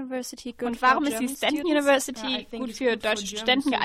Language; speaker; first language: German; native; German